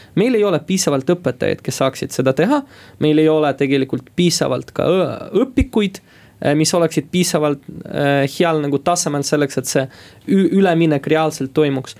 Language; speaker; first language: Estonian; non-native, local second language; Russian